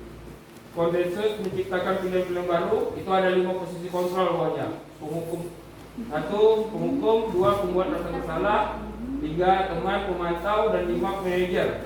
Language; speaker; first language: Indonesian; native; Indonesian